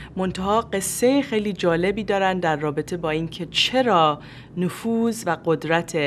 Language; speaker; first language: Persian; native; Persian